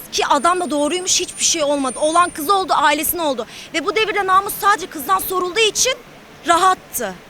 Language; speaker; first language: Turkish; native; Turkish